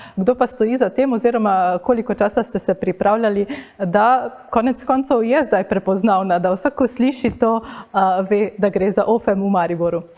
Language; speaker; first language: Slovenian; native; Slovenian